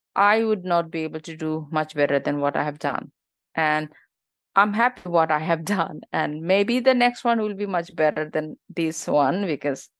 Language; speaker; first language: English; non-native, local second language; Bangla